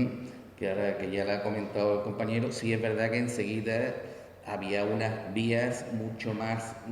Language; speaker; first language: Spanish; native; Spanish